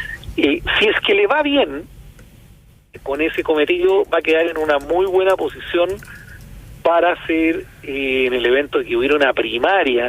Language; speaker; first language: Spanish; native; Spanish